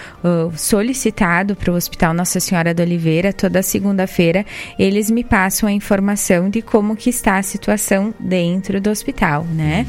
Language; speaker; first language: Portuguese; native; Portuguese